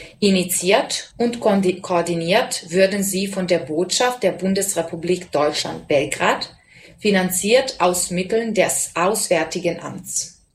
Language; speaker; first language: German; non-native, fluent; Serbian